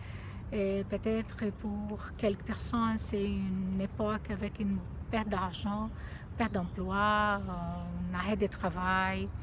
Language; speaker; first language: French; non-native, fluent; Portuguese